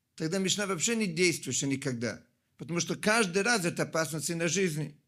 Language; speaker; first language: Russian; non-native, fluent; Italian